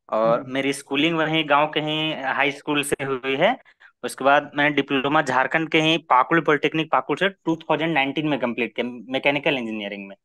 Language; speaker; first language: Hindi; native; Hindi